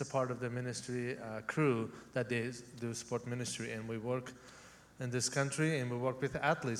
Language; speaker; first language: English; non-native, fluent; Uzbek